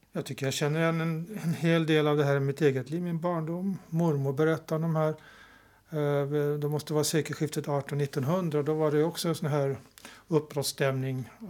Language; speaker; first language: Swedish; native; Swedish